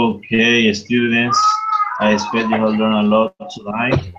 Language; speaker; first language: English; non-native, fluent; Spanish